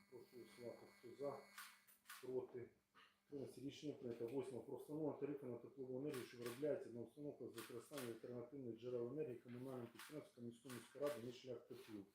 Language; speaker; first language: Ukrainian; native; Ukrainian